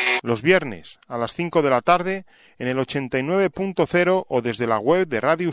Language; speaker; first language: Spanish; native; Spanish